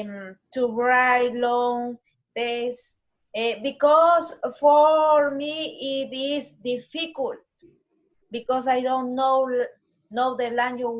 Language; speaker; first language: English; non-native, learner; Spanish